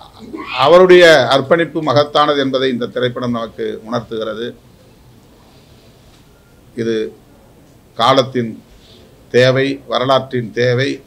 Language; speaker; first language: Tamil; native; Tamil